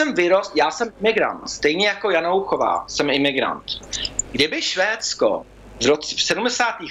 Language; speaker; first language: Czech; early bilingual, heritage; Czech